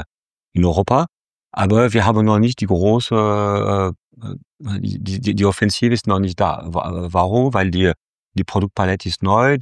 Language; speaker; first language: German; non-native, fluent; French